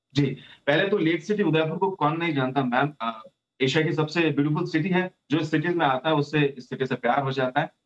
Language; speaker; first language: Hindi; native; Hindi